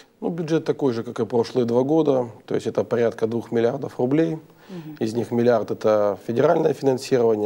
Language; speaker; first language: Russian; native; Russian